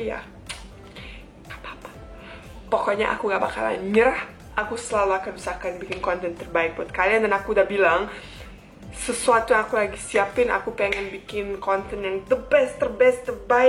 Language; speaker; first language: Indonesian; non-native, fluent; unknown